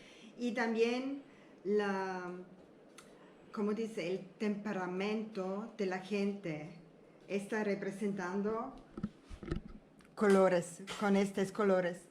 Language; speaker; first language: Spanish; non-native, learner; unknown